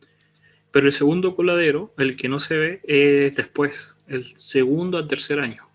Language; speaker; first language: Spanish; native; Spanish